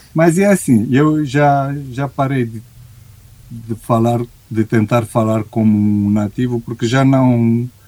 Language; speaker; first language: Portuguese; non-native, fluent; Romanian